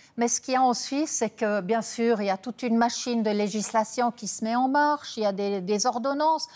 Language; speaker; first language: French; non-native, local second language; German